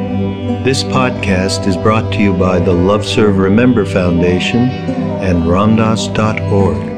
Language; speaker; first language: English; native; English